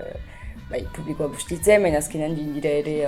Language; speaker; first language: Basque; native; Basque